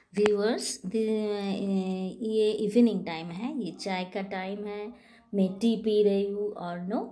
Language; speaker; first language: Hindi; non-native, local second language; Bangla